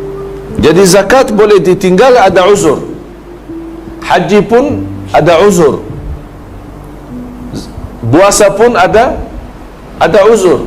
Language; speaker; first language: Indonesian; non-native, fluent; Arabic